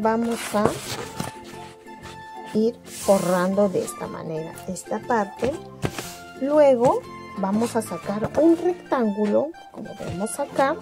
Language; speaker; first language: Spanish; native; Spanish